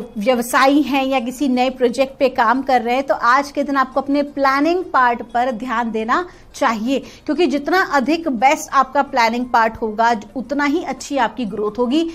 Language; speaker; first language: Hindi; native; Hindi